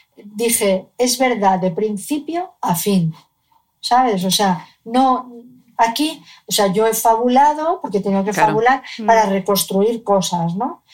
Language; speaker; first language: Spanish; native; Spanish